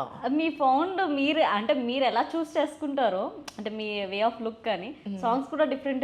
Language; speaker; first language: Telugu; native; Telugu